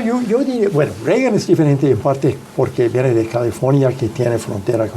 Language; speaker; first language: Spanish; non-native, fluent; English